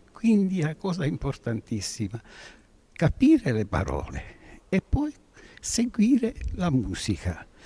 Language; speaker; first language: Italian; native; Italian